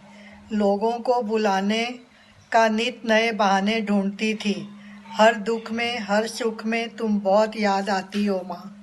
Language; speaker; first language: Hindi; native; Hindi